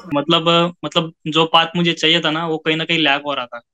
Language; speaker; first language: Hindi; non-native, local second language; Marathi